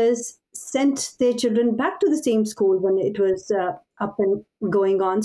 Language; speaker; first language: English; non-native, local second language; Pashto